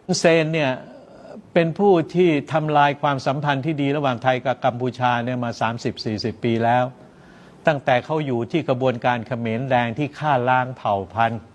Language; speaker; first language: Thai; native; Thai